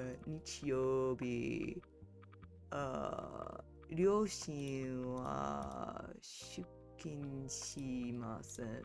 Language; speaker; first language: Japanese; non-native, learner; English